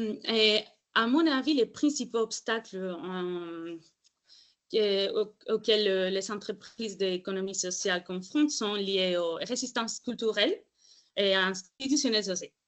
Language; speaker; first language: French; non-native, fluent; Spanish